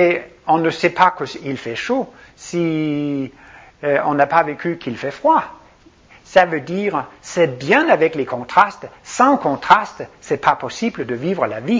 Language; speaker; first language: French; non-native, fluent; Danish